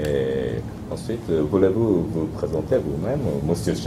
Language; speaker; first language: French; non-native, fluent; Japanese